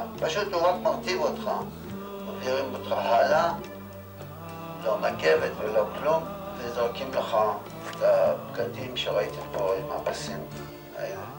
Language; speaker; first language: Hebrew; non-native, fluent; Yiddish